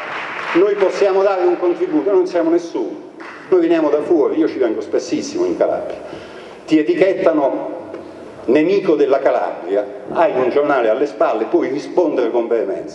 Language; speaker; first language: Italian; native; Italian